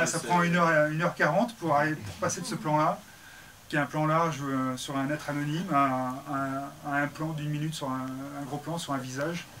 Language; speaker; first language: French; native; French